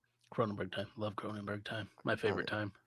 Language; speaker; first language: English; native; English